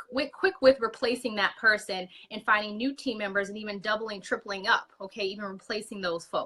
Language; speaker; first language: English; native; English